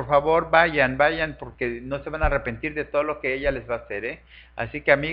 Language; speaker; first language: Spanish; native; Spanish